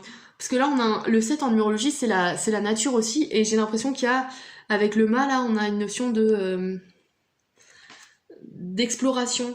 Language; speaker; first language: French; native; French